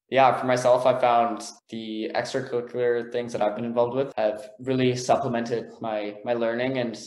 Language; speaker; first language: English; native; English